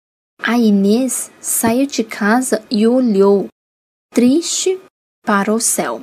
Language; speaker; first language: Portuguese; non-native, fluent; Chinese